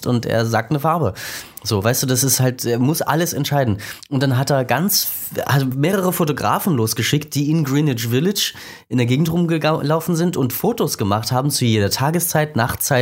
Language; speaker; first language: German; native; German